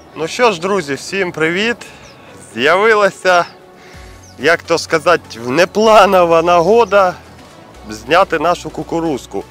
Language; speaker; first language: Ukrainian; non-native, local second language; Russian